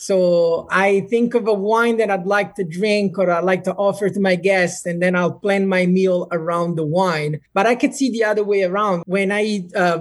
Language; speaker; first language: English; non-native, fluent; Italian